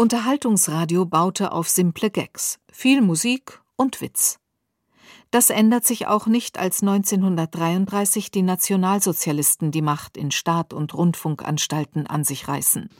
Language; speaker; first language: German; native; German